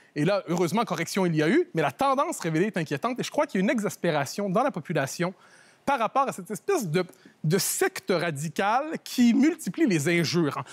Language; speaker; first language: French; native; French